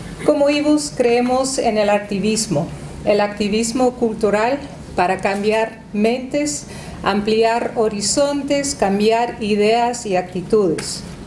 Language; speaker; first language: Spanish; non-native, fluent; Dutch